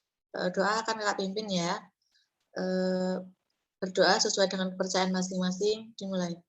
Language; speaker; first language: Indonesian; native; Indonesian